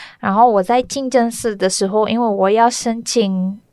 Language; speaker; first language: Chinese; non-native, learner; Malay